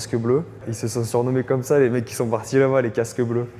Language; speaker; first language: French; native; French